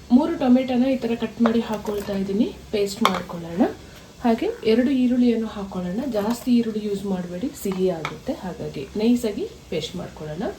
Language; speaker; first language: Kannada; native; Kannada